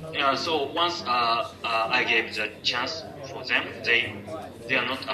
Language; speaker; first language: English; non-native, learner; Japanese